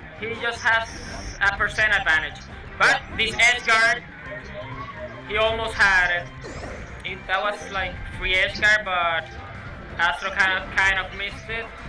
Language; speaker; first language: English; non-native, local second language; Spanish